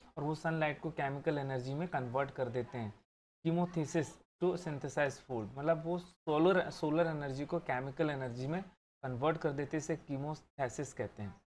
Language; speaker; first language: Hindi; native; Hindi